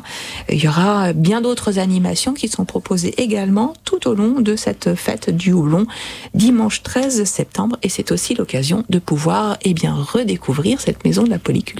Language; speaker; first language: French; native; French